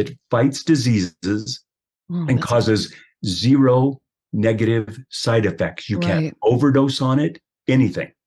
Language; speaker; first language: English; native; English